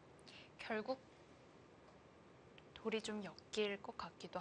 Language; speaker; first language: Korean; native; Korean